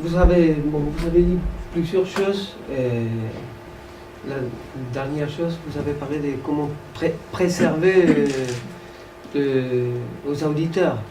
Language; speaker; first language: French; non-native, fluent; Spanish